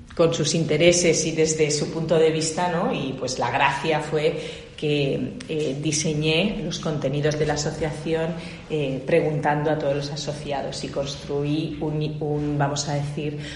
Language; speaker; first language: Spanish; native; Spanish